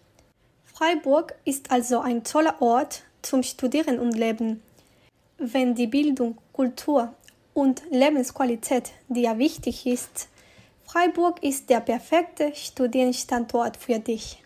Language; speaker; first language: German; non-native, learner; Spanish